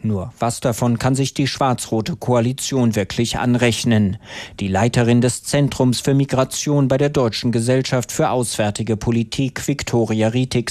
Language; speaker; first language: German; native; German